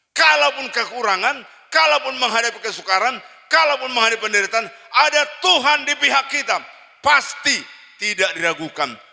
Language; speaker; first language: Indonesian; non-native, local second language; Batak Toba